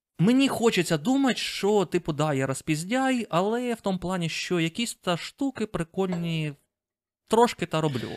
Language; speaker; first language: Ukrainian; non-native, local second language; Russian